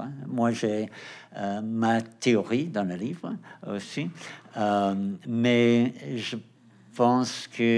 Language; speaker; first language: French; non-native, fluent; Portuguese